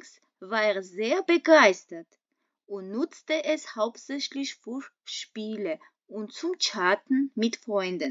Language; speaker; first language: German; non-native, fluent; Armenian